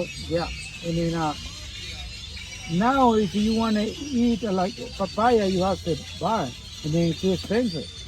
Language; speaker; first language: English; non-native, learner; Spanish